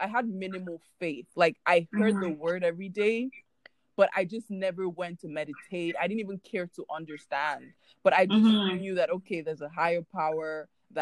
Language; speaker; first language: English; non-native, local second language; Igbo